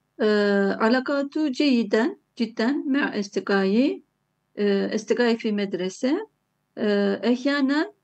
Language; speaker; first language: Arabic; non-native, learner; Turkish